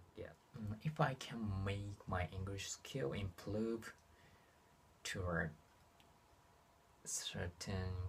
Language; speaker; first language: English; non-native, learner; Japanese